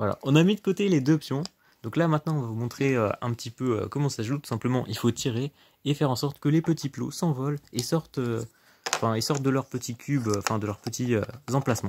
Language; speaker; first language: French; native; French